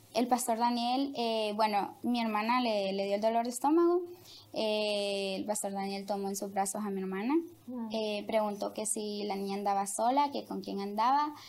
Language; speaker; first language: Spanish; native; Spanish